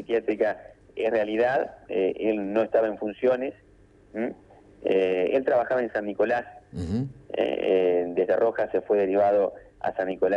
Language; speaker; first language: Spanish; native; Spanish